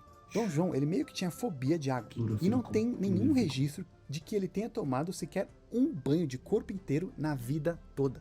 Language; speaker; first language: Portuguese; native; Portuguese